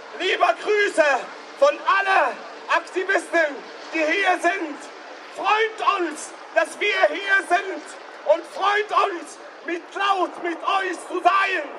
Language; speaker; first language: German; non-native, learner; Arabic